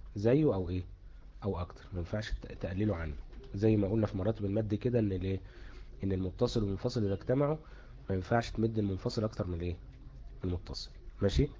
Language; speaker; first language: Arabic; native; Arabic